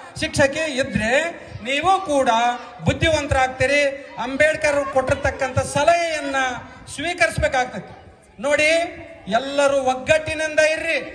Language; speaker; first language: Kannada; non-native, local second language; Lambadi